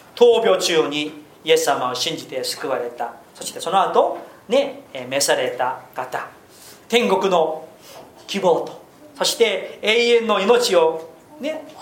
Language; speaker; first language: Japanese; non-native, fluent; Korean